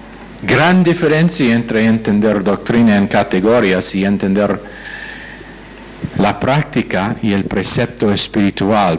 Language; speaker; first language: Spanish; non-native, fluent; English